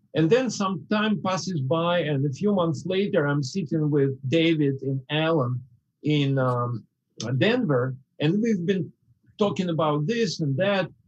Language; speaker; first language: English; non-native, fluent; Russian